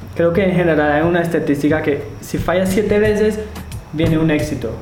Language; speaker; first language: Spanish; non-native, fluent; German